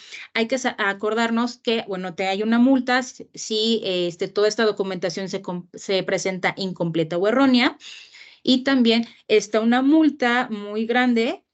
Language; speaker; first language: Spanish; native; Spanish